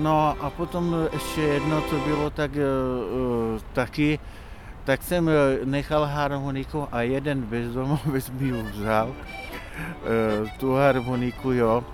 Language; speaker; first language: Czech; non-native, local second language; Slovak